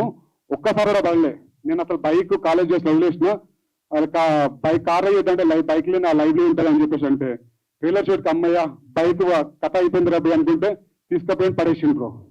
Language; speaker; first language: Telugu; native; Telugu